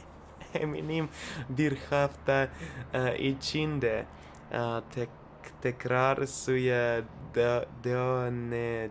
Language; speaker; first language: Turkish; non-native, learner; Russian